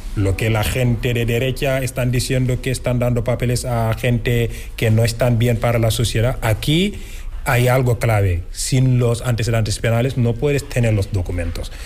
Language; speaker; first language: Spanish; non-native, fluent; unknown